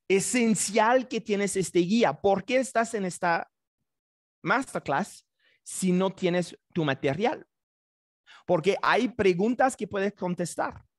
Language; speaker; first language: Spanish; non-native, fluent; English